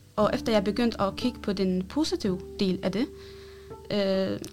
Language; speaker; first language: Danish; early bilingual, other home language; Arabic